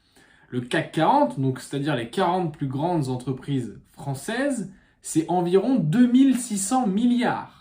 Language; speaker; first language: French; native; French